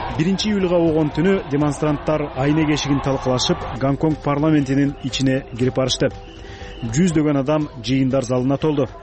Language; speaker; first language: Kyrgyz; native; Kyrgyz